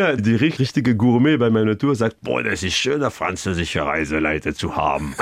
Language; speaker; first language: German; non-native, fluent; French